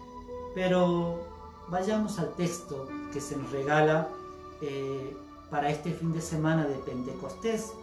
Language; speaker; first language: Spanish; native; Spanish